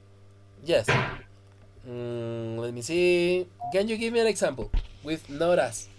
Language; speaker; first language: English; non-native, fluent; Spanish